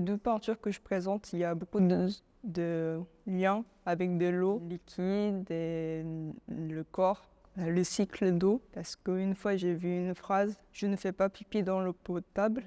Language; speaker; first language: French; non-native, fluent; Korean